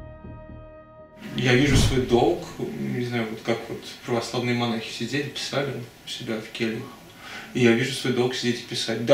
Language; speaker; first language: Russian; native; Russian